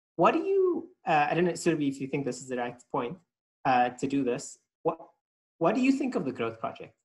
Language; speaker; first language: English; native; English